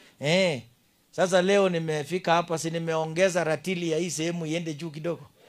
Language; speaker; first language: Swahili; non-native, local second language; Kalenjin